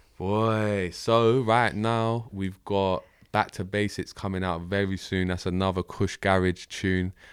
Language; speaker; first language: English; native; English